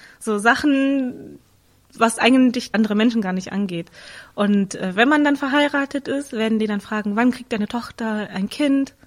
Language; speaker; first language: German; early bilingual, other home language; Tamil